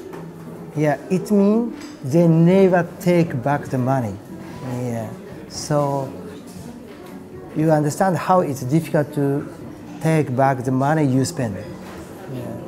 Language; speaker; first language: English; non-native, learner; Japanese